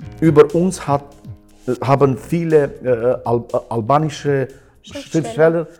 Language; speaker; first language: German; non-native, learner; Albanian